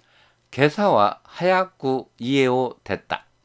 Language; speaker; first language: Japanese; non-native, fluent; Korean